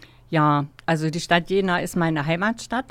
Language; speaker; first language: German; native; German